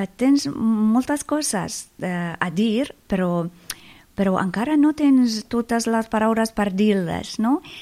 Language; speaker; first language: Catalan; non-native, fluent; Persian